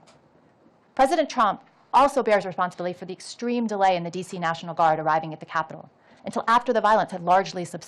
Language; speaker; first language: English; native; English